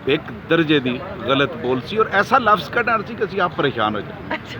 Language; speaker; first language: Urdu; non-native, local second language; Punjabi